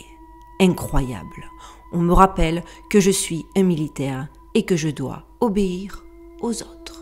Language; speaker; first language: French; native; French